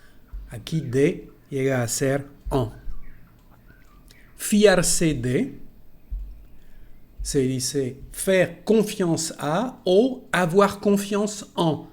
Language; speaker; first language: Spanish; non-native, fluent; French